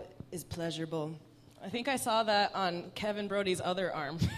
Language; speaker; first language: English; non-native, fluent; Persian